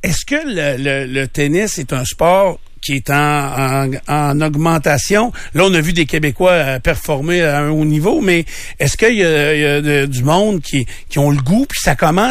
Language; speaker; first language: French; native; French